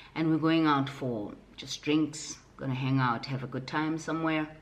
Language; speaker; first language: English; non-native, local second language; Southern Sotho